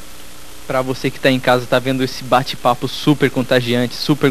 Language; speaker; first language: Portuguese; native; Portuguese